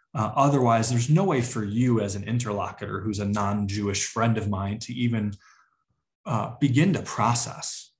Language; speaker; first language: English; native; English